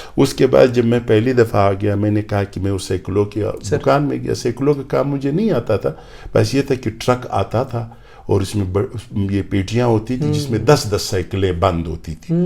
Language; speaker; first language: Urdu; non-native, local second language; Pashto